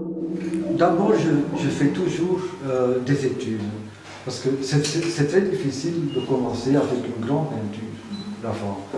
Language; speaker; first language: French; non-native, fluent; Dutch